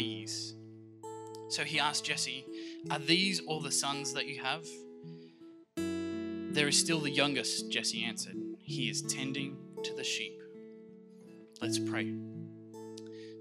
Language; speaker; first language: English; native; English